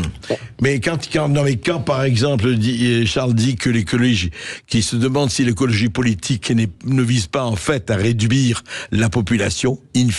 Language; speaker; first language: French; native; French